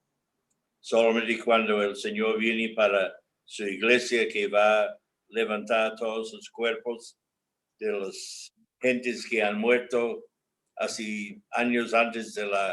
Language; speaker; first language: Spanish; non-native, fluent; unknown